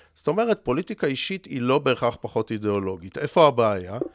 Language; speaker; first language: Hebrew; native; Hebrew